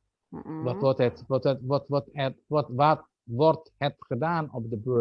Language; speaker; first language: Dutch; non-native, fluent; Indonesian